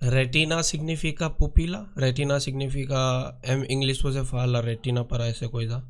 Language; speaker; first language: Portuguese; non-native, learner; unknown